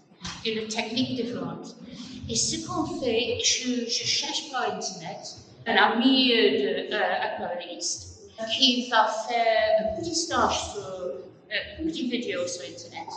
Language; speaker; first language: French; non-native, fluent; English